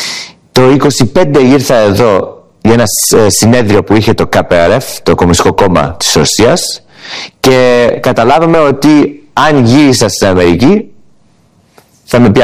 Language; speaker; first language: Greek; early bilingual, heritage; English